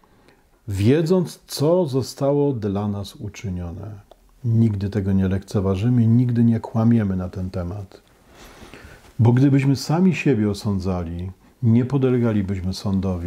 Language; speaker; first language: Polish; native; Polish